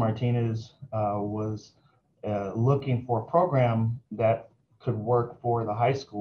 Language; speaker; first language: English; native; English